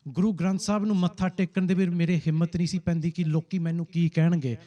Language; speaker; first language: Punjabi; early bilingual, heritage; Punjabi